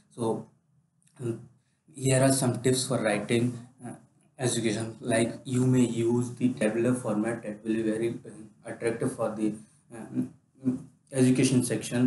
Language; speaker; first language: English; non-native, local second language; Hindi